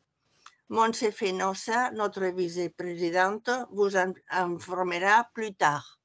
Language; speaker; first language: French; non-native, fluent; Catalan